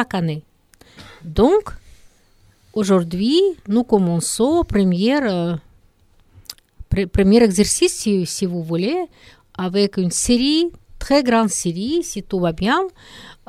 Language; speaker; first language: French; non-native, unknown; Russian